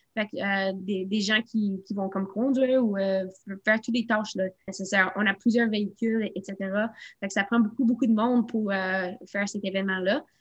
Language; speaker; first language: French; non-native, local second language; English